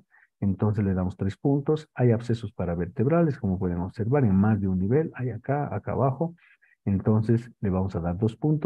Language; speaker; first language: Spanish; native; Spanish